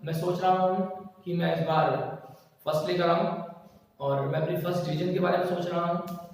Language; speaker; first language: Hindi; native; Hindi